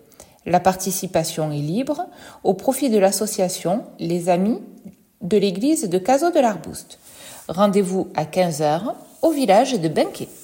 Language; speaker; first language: French; native; French